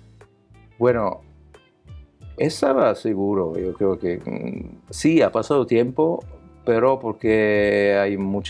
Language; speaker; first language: Spanish; non-native, learner; Italian